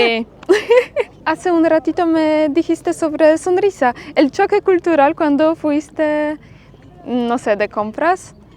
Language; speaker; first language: Spanish; non-native, fluent; Polish